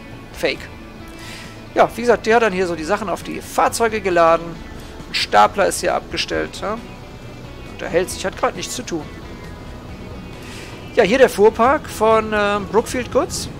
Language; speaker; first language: German; native; German